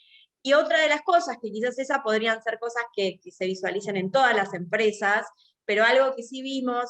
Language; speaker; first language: Spanish; native; Spanish